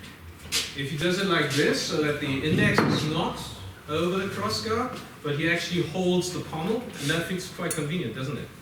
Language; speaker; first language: English; non-native, fluent; German